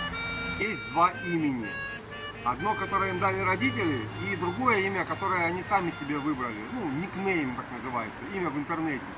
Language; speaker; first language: Russian; native; Russian